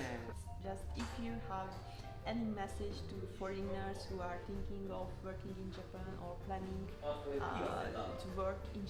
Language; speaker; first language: English; non-native, fluent; Japanese